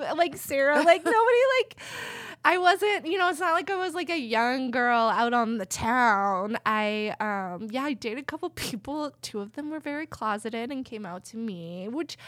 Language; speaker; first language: English; native; English